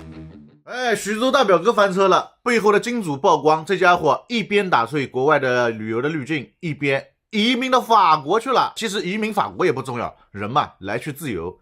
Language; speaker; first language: Chinese; native; Chinese